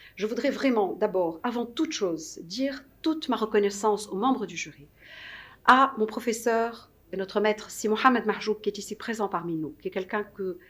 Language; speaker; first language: French; non-native, local second language; Arabic